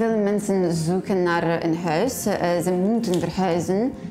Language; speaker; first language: Dutch; non-native, learner; Ukrainian